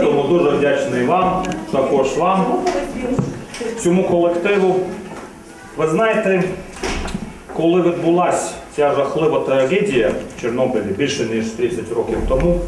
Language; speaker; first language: Ukrainian; non-native, fluent; Latvian